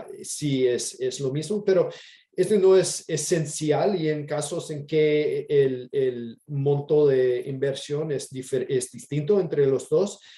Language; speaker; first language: Spanish; non-native, fluent; English